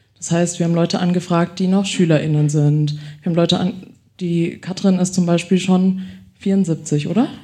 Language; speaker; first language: German; early bilingual, other home language; Chinese